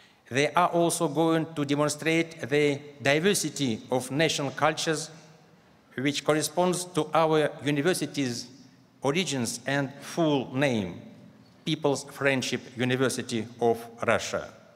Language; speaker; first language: English; non-native, fluent; Russian